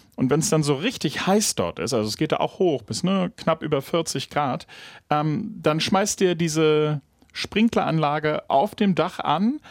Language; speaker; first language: German; native; German